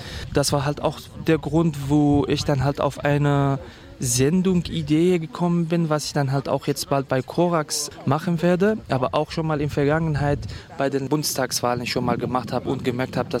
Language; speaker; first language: German; non-native, fluent; Kurdish